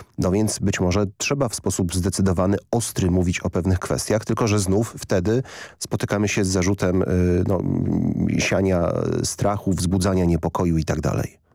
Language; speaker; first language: Polish; native; Polish